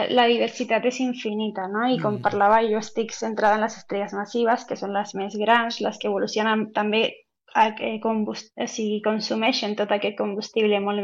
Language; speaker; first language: Catalan; non-native, local second language; Spanish